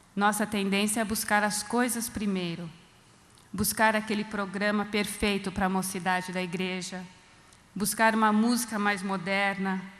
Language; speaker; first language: Portuguese; non-native, fluent; English